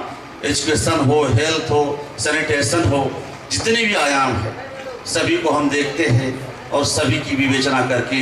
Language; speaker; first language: Hindi; native; Hindi